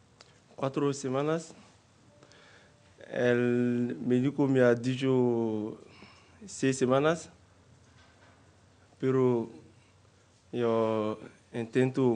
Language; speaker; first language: Spanish; non-native, learner; French